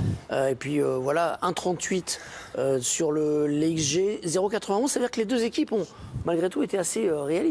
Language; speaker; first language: French; native; French